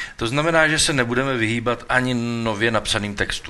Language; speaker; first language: Czech; native; Czech